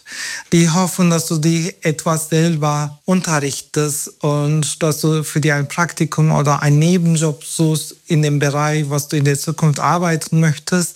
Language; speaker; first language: German; non-native, fluent; Turkish